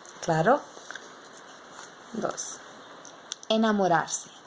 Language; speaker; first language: Spanish; non-native, learner; English